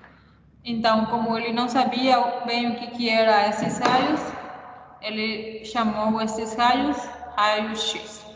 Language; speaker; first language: Portuguese; non-native, fluent; Spanish